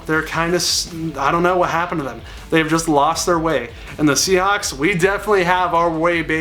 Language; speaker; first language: English; native; English